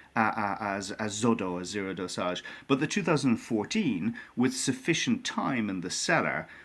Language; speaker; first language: English; native; English